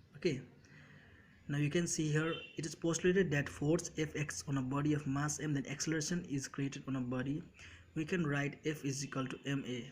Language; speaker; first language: English; non-native, local second language; Nepali